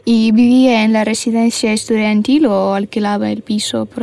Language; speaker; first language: Spanish; non-native, fluent; Russian